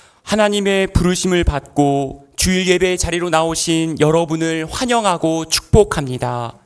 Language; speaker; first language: Korean; native; Korean